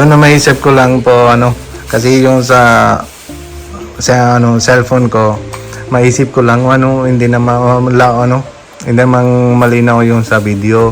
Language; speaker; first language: Filipino; non-native, learner; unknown